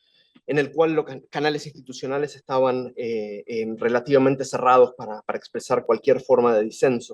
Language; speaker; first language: Spanish; native; Spanish